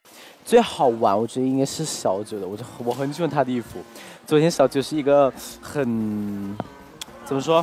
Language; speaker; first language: Chinese; non-native, fluent; Thai